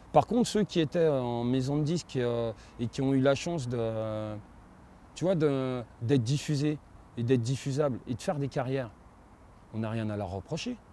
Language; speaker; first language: French; native; French